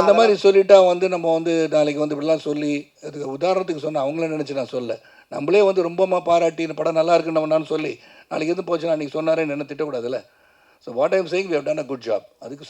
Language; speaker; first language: Tamil; native; Tamil